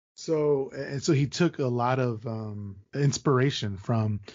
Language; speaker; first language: English; native; English